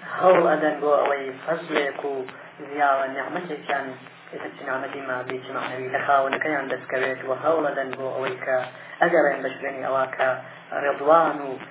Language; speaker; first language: Central Kurdish; native; Central Kurdish